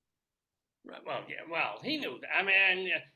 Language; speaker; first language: English; native; English